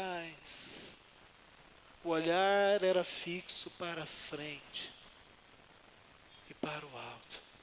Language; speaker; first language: Portuguese; native; Portuguese